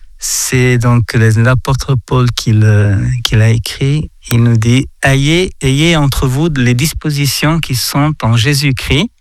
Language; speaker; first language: French; non-native, fluent; Portuguese